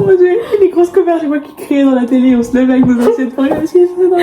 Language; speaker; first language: French; native; French